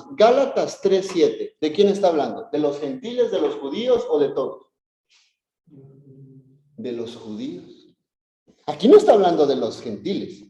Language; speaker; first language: Spanish; native; Spanish